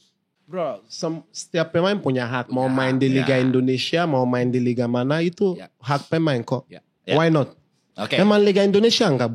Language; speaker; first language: Indonesian; non-native, fluent; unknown